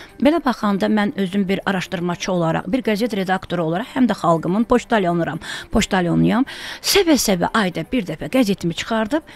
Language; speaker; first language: Azerbaijani; non-native, local second language; Talysh